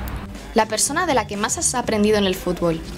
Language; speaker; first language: Spanish; native; Spanish